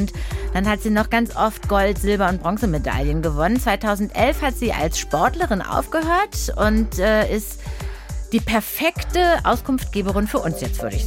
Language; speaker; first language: German; native; German